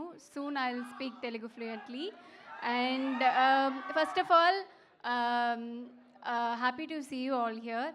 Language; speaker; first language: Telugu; non-native, learner; Tamil